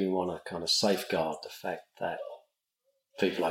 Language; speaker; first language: English; native; English